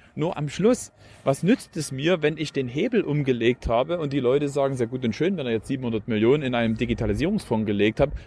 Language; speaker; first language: German; native; German